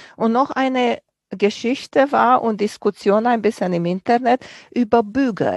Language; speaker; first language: German; non-native, fluent; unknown